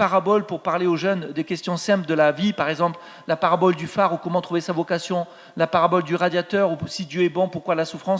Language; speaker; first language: French; native; French